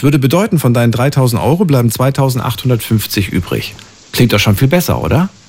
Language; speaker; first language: German; native; German